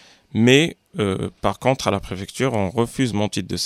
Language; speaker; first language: French; non-native, local second language; Arabic